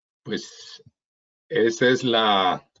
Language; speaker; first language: Spanish; native; Spanish